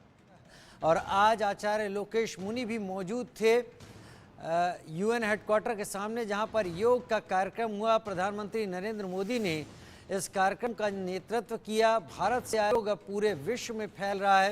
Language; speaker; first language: Hindi; native; Hindi